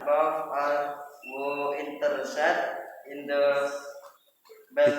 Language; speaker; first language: English; non-native, learner; Indonesian